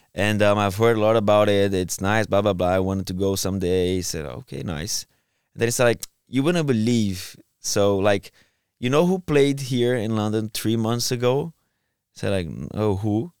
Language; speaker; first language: English; non-native, fluent; Portuguese